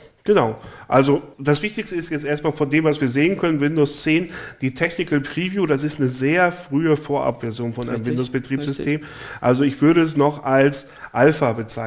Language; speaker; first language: German; native; German